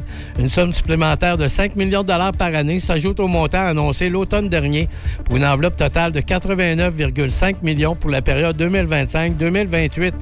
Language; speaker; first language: French; native; French